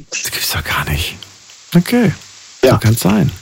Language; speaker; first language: German; native; German